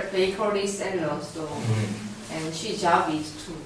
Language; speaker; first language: English; non-native, learner; Korean